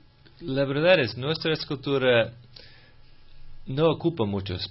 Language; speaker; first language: Spanish; non-native, fluent; English